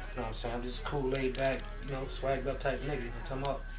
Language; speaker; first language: English; native; English